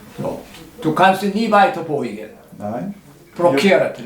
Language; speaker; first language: German; non-native, learner; Korean